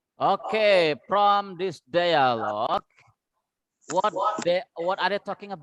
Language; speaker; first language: English; non-native, learner; Indonesian